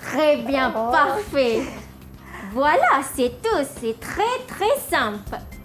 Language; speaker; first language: French; non-native, fluent; Malay